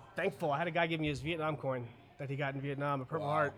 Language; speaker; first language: English; early bilingual, other home language; German